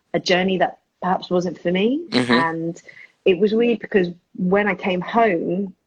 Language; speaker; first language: English; early bilingual, other home language; Spanish